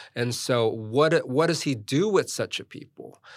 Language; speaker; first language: English; early bilingual, other home language; Korean